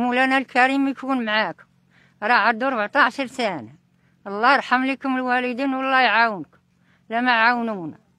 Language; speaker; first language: Arabic; native; Arabic